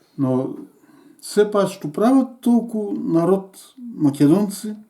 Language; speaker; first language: Bulgarian; native; Bulgarian